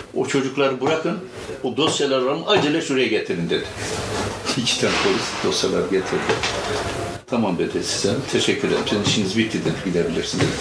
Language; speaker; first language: Turkish; native; Turkish